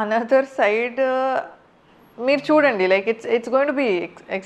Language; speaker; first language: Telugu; non-native, fluent; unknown